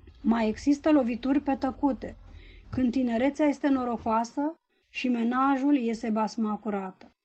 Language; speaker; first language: Romanian; native; Romanian